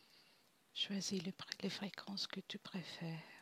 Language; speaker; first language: French; non-native, fluent; Italian